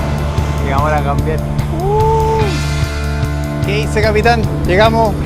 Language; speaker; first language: Spanish; native; Spanish